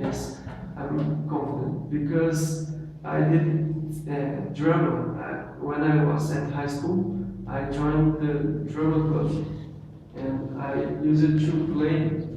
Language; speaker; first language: English; non-native, learner; Portuguese